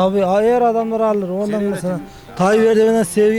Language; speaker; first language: Turkish; non-native, learner; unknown